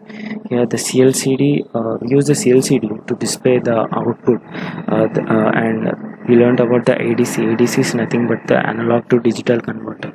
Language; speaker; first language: English; non-native, local second language; Telugu